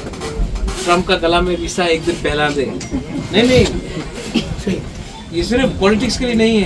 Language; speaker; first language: Hindi; non-native, local second language; Kok Borok